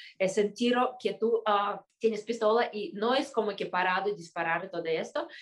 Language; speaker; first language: Spanish; non-native, fluent; Russian